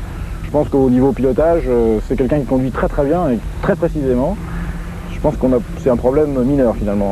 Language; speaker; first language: French; native; French